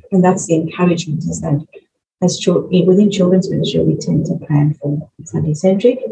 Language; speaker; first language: English; native; English